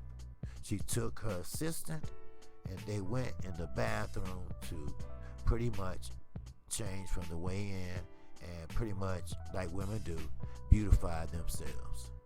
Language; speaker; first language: English; native; English